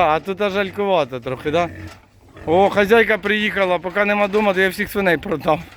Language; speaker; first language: Ukrainian; native; Ukrainian